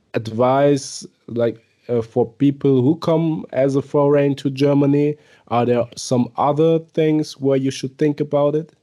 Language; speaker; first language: English; early bilingual, other home language; German